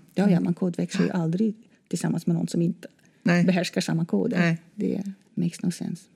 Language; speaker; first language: Swedish; non-native, fluent; Dutch